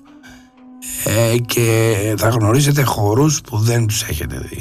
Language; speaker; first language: Greek; native; Greek